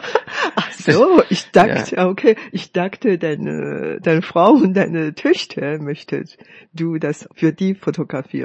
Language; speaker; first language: German; non-native, fluent; Chinese